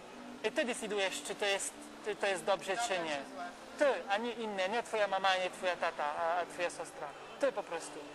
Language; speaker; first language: Polish; non-native, learner; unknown